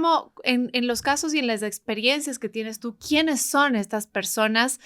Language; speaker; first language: Spanish; native; Spanish